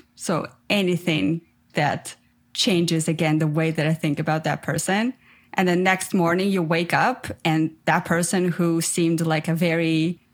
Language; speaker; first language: English; non-native, fluent; Ukrainian